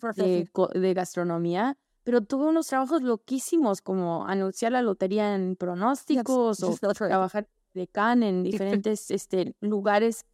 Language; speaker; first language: Spanish; early bilingual, heritage; Spanish